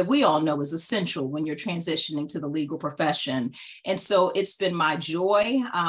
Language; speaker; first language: English; native; English